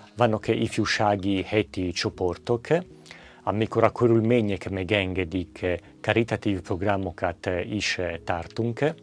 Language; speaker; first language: Hungarian; non-native, fluent; Italian